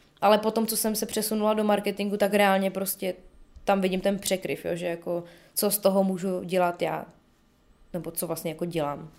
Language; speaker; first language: Czech; early bilingual, other home language; Bulgarian